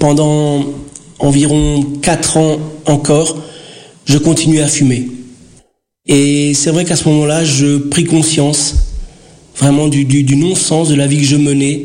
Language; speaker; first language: French; early bilingual, other home language; Portuguese